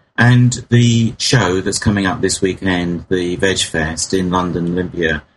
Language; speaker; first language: English; native; English